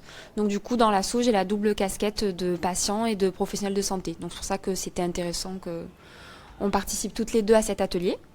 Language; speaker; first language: French; native; French